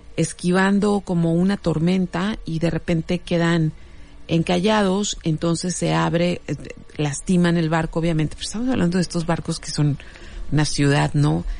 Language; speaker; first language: Spanish; native; Spanish